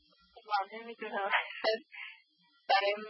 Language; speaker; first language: Persian; early bilingual, heritage; Persian